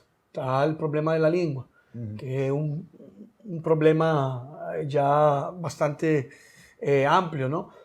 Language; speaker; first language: Portuguese; non-native, learner; Spanish